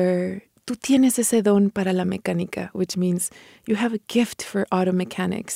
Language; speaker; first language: English; non-native, fluent; Spanish